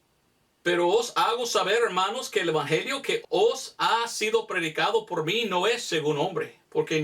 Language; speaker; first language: Spanish; non-native, fluent; English